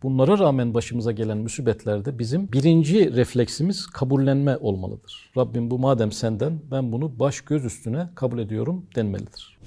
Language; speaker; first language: Turkish; native; Turkish